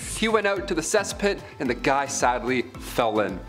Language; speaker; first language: English; native; English